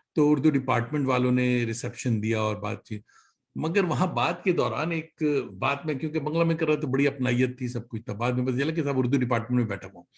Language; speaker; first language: Urdu; native; Urdu